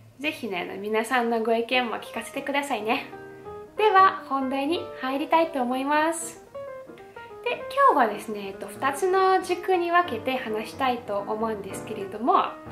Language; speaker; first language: Japanese; non-native, fluent; Russian